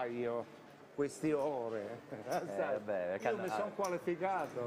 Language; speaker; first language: Italian; non-native, learner; Russian